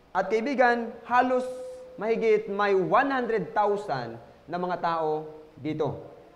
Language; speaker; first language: Filipino; non-native, local second language; Cebuano